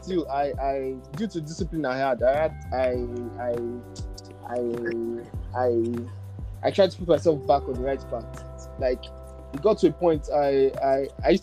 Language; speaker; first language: English; non-native, local second language; Yoruba